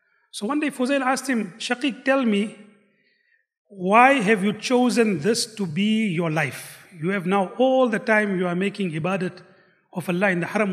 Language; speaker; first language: English; non-native, local second language; Gujarati